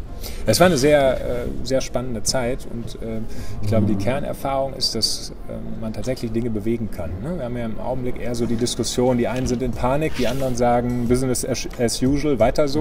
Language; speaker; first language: German; native; German